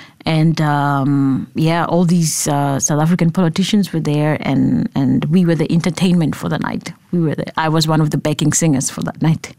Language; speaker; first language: English; non-native, local second language; Southern Sotho